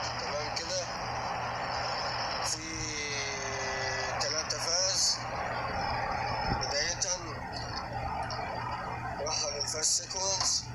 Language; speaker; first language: Arabic; native; Arabic